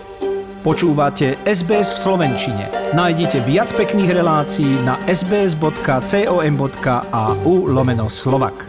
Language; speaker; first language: Slovak; native; Slovak